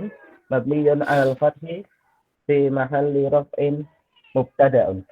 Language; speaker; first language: Arabic; non-native, learner; Indonesian